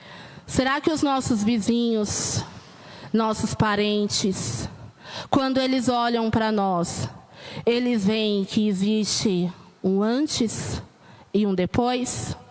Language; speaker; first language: Portuguese; native; Portuguese